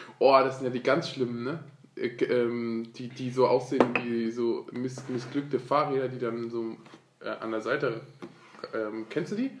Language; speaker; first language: German; early bilingual, other home language; Turkish